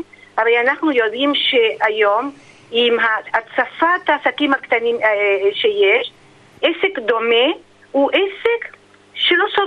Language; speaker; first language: Hebrew; non-native, fluent; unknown